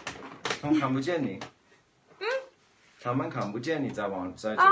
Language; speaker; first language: Chinese; non-native, learner; English